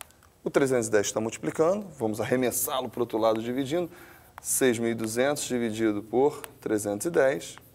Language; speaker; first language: Portuguese; native; Portuguese